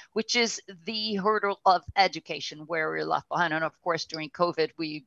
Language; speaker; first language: English; non-native, fluent; Portuguese